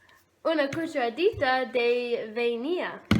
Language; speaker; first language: Spanish; non-native, learner; English